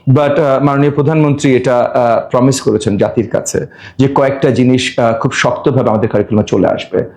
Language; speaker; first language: Bangla; native; Bangla